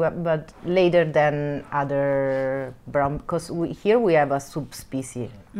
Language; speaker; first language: English; non-native, fluent; Italian